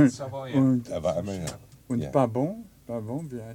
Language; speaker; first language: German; non-native, learner; French